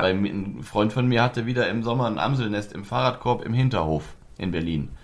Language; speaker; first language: German; native; German